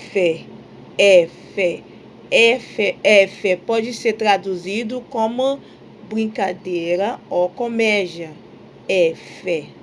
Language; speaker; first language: Portuguese; non-native, fluent; Yoruba